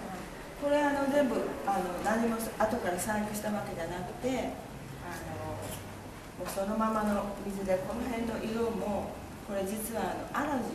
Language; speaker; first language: Japanese; native; Japanese